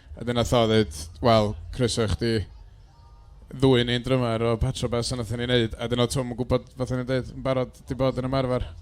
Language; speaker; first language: Welsh; native; Welsh